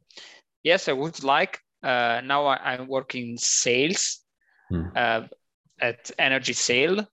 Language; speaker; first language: English; non-native, learner; Italian